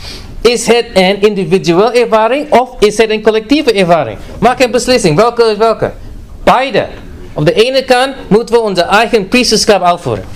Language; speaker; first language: Dutch; non-native, fluent; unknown